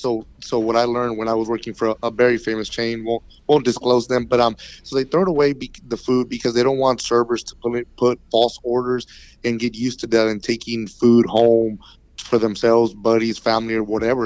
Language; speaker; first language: English; native; English